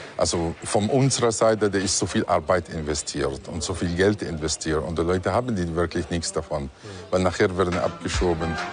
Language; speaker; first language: German; non-native, fluent; Arabic